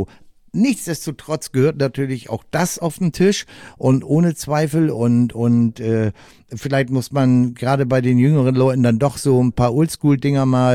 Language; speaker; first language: German; native; German